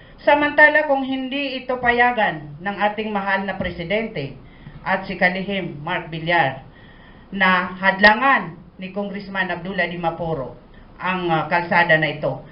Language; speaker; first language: Filipino; non-native, local second language; Maranao